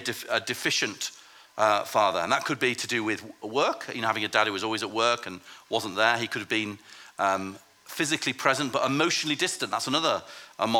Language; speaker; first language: English; native; English